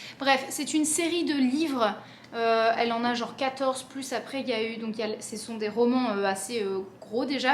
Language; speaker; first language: French; native; French